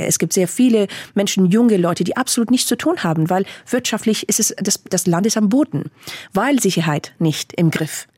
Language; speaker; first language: German; non-native, fluent; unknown